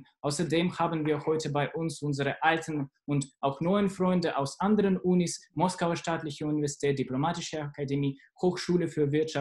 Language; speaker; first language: German; non-native, fluent; Russian